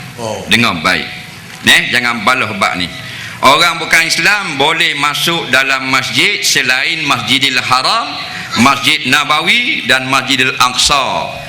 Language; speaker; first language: Malay; native; Malay